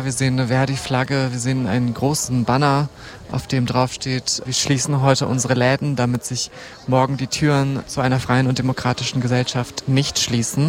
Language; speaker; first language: German; native; German